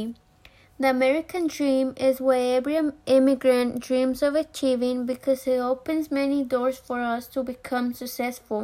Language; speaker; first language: English; early bilingual, other home language; Spanish